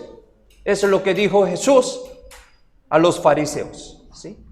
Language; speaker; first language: Spanish; non-native, fluent; Korean